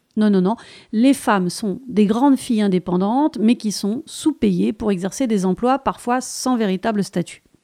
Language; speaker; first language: French; native; French